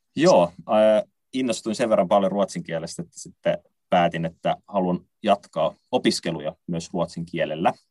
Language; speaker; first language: Finnish; native; Finnish